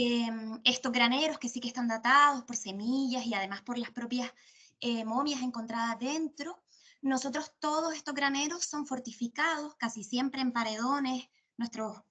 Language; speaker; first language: Spanish; native; Spanish